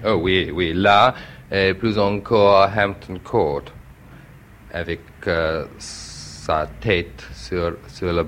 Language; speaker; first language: French; non-native, learner; English